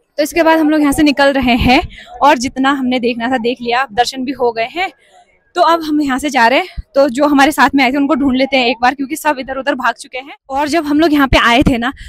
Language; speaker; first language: Hindi; native; Hindi